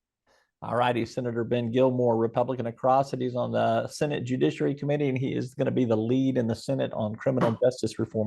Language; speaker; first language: English; native; English